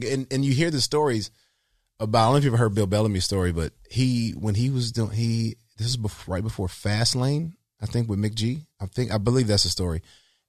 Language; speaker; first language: English; native; English